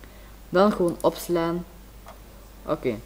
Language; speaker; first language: Dutch; native; Dutch